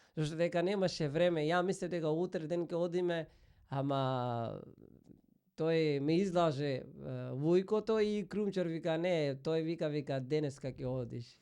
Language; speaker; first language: Macedonian; non-native, fluent; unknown